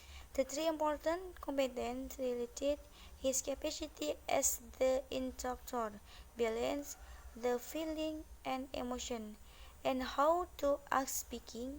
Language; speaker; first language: English; non-native, learner; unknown